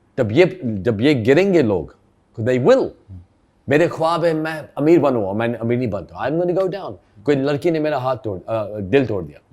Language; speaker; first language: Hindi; early bilingual, heritage; Hindi